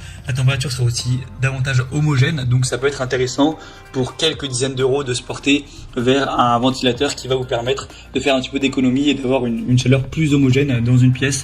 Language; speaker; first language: French; native; French